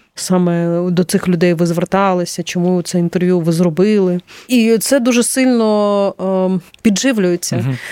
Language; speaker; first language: Ukrainian; non-native, local second language; Russian